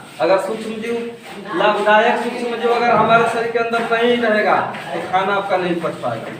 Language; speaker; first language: Hindi; native; Hindi